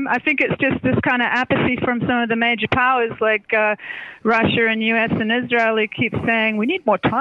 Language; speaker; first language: English; native; English